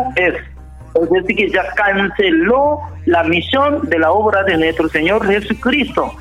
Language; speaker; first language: Spanish; non-native, learner; Korean